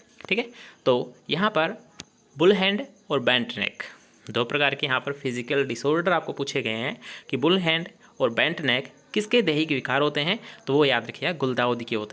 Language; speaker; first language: Hindi; native; Hindi